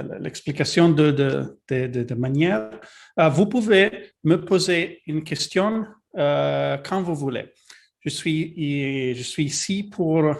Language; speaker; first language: French; non-native, learner; Italian